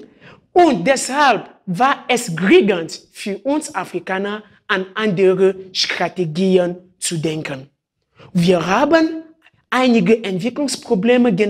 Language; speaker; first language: German; non-native, fluent; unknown